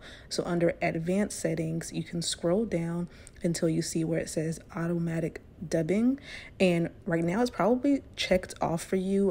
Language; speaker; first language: English; native; English